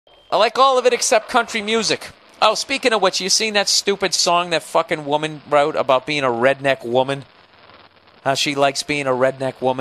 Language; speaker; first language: English; native; English